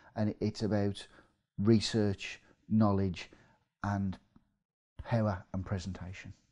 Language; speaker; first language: English; native; English